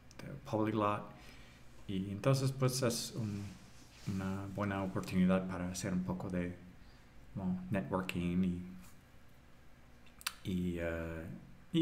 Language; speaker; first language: Spanish; non-native, fluent; English